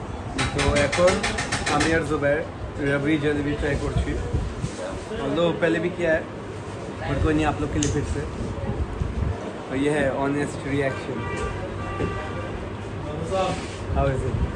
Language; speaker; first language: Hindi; non-native, learner; Bangla